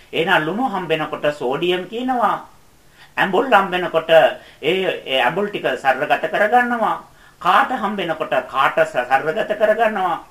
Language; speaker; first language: Sinhala; native; Sinhala